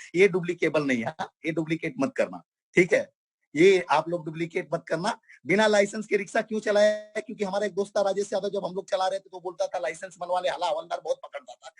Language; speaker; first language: Hindi; non-native, local second language; Bhojpuri